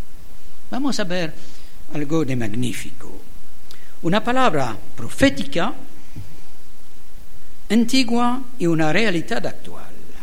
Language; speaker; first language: Spanish; non-native, learner; German